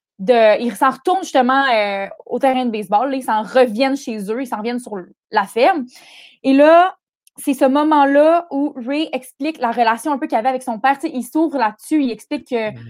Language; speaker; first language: French; native; French